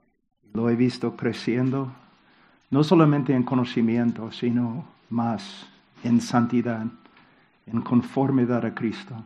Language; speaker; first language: Spanish; non-native, fluent; English